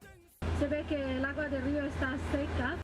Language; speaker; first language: Spanish; non-native, fluent; Arabic